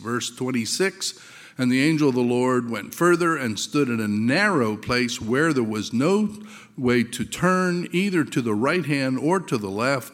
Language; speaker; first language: English; native; English